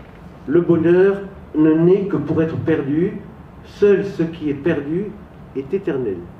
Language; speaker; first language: French; native; French